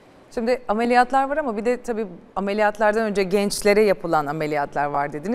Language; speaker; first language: Turkish; native; Turkish